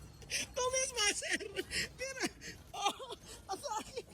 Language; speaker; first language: Spanish; non-native, learner; Filipino